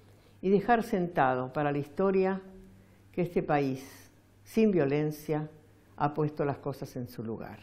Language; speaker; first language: Spanish; native; Spanish